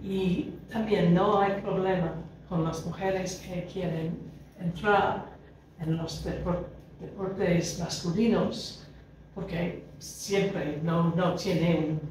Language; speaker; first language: Spanish; non-native, fluent; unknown